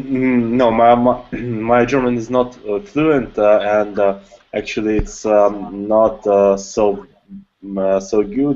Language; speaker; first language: English; non-native, learner; Russian